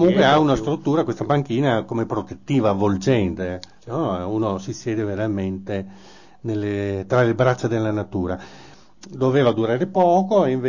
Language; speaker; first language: Italian; native; Italian